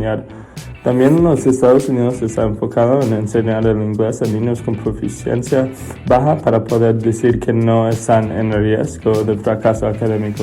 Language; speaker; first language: Spanish; non-native, learner; English